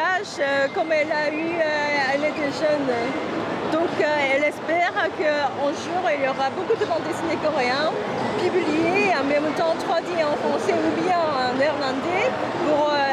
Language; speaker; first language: French; non-native, fluent; Korean